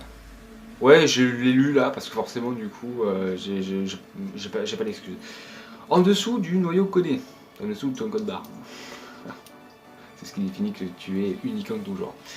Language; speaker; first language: French; native; French